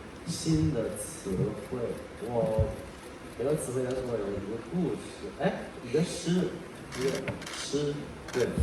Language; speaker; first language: Chinese; non-native, learner; Thai